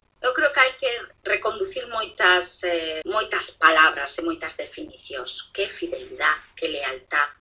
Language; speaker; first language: Galician; non-native, local second language; Spanish